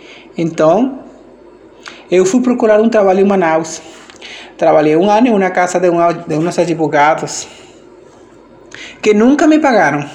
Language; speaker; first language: Portuguese; non-native, fluent; Spanish